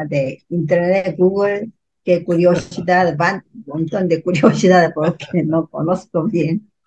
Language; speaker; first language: Spanish; non-native, learner; Korean